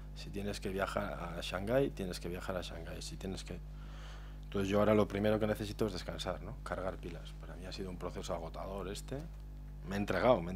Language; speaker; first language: Spanish; native; Spanish